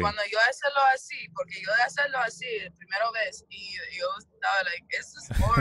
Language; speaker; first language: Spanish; early bilingual, heritage; English